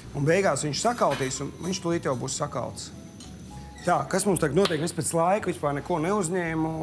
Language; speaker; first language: Latvian; native; Latvian